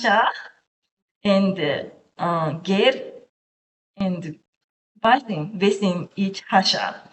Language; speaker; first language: English; non-native, learner; Japanese